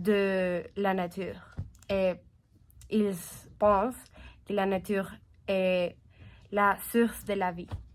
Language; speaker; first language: French; non-native, learner; Spanish